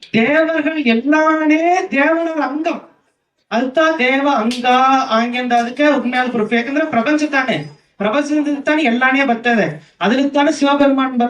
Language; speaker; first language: Tamil; non-native, local second language; Kannada